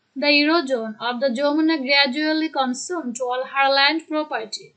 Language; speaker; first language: English; non-native, local second language; Bangla